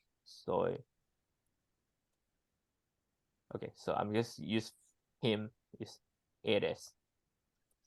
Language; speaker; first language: English; non-native, fluent; Chinese